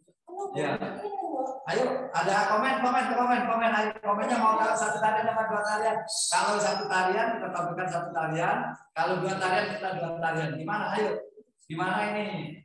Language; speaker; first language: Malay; non-native, local second language; Javanese